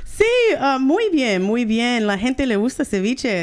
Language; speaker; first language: Spanish; early bilingual, heritage; Spanish